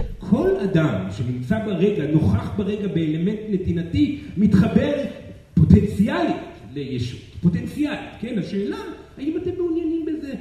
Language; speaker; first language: Hebrew; non-native, fluent; Portuguese